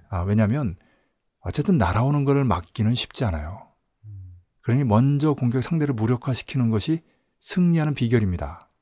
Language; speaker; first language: Korean; native; Korean